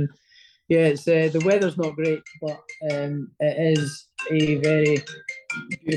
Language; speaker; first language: English; native; English